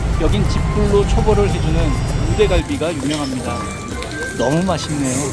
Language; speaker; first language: Korean; native; Korean